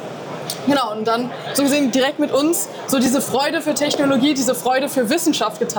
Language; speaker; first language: German; native; German